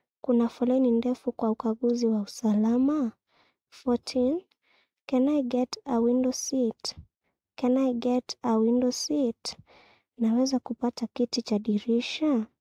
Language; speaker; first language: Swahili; non-native, local second language; Kikuyu